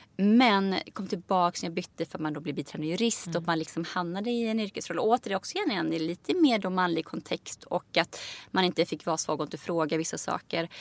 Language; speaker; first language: Swedish; native; Swedish